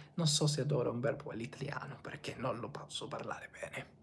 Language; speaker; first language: Italian; non-native, learner; English